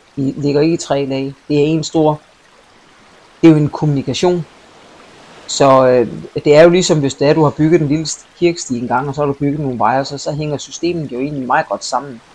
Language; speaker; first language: Danish; native; Danish